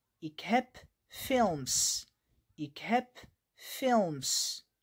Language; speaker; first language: Dutch; non-native, fluent; Arabic